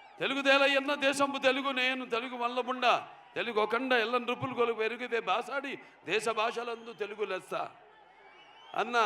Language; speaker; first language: Telugu; native; Telugu